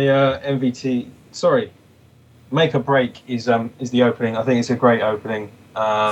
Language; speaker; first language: English; native; English